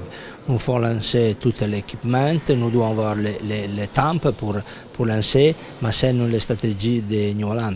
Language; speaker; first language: French; non-native, fluent; Italian